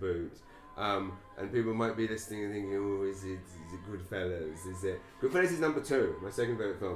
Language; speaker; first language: English; native; English